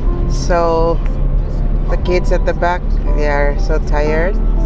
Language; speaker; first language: English; non-native, local second language; Filipino